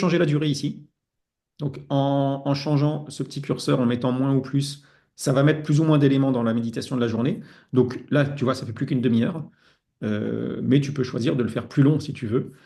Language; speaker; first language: French; native; French